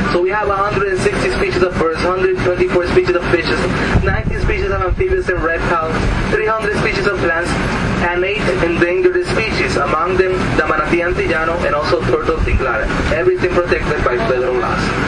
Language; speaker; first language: English; non-native, local second language; Spanish